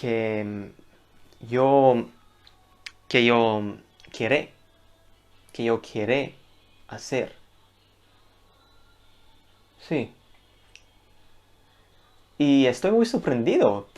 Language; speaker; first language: Spanish; non-native, learner; Hebrew